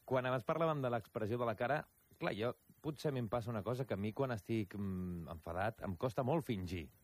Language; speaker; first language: Catalan; native; Catalan